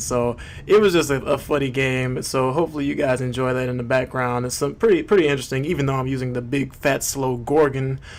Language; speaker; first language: English; native; English